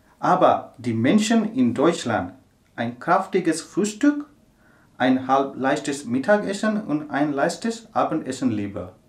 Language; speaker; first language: German; non-native, learner; Gujarati